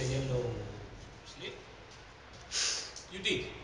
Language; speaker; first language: English; non-native, local second language; Greek